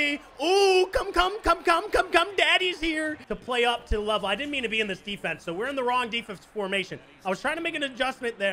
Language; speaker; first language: English; native; English